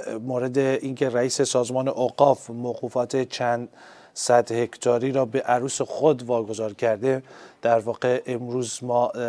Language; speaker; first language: Persian; non-native, local second language; Central Kurdish